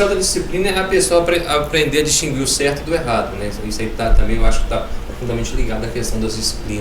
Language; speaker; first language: Portuguese; native; Portuguese